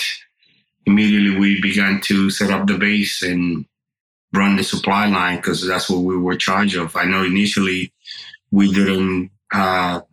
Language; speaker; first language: English; non-native, fluent; Spanish